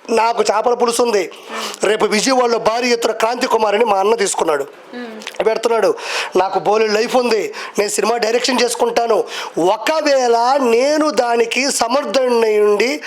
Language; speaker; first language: Telugu; native; Telugu